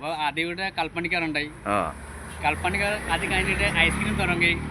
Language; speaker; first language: Malayalam; non-native, local second language; Bangla